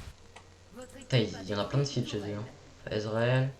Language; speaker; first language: French; native; French